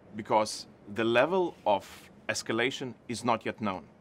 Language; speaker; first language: English; non-native, fluent; Lithuanian